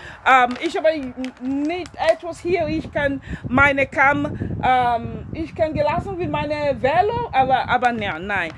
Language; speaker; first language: German; non-native, learner; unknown